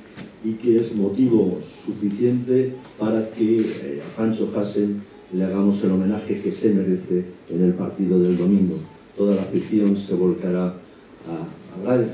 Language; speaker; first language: Spanish; native; Spanish